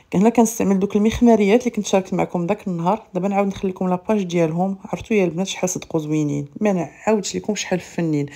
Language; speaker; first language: Arabic; native; Arabic